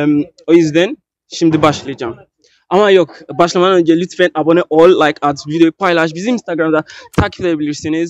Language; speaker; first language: Turkish; non-native, learner; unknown